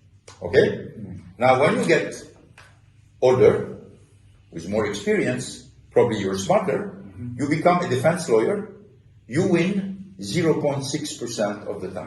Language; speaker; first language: English; non-native, fluent; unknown